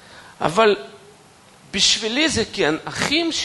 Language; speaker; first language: Hebrew; non-native, fluent; Russian